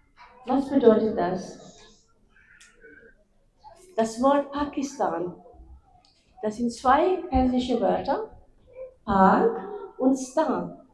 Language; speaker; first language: German; non-native, fluent; Urdu